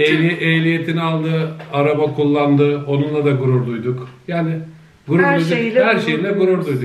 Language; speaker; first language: Turkish; native; Turkish